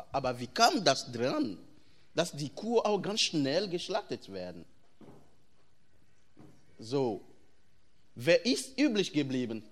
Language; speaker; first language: German; non-native, fluent; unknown